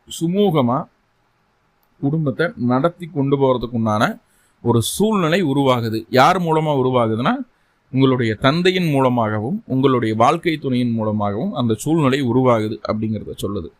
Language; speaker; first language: Tamil; native; Tamil